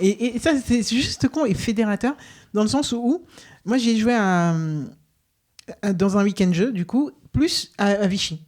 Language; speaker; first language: French; native; French